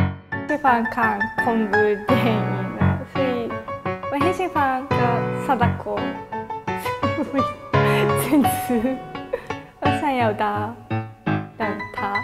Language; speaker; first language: Chinese; non-native, learner; Japanese